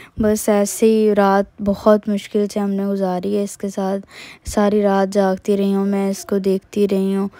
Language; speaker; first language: Urdu; native; Urdu